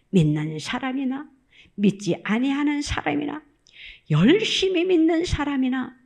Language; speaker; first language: Korean; native; Korean